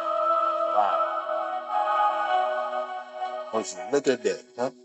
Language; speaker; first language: English; native; English